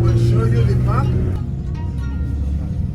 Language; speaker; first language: English; non-native, local second language; Spanish